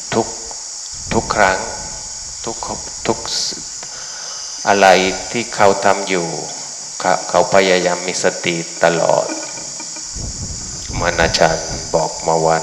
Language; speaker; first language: Thai; non-native, fluent; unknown